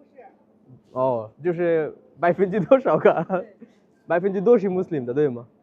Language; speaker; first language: Chinese; non-native, fluent; Bangla